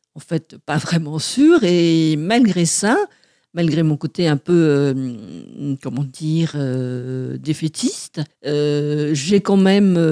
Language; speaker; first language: French; native; French